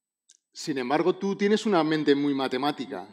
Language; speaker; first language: Spanish; native; Spanish